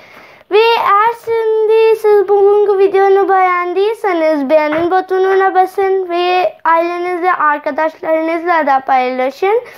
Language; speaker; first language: Turkish; non-native, learner; Urdu